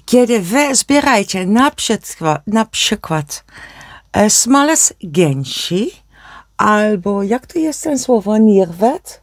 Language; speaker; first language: Polish; non-native, learner; Dutch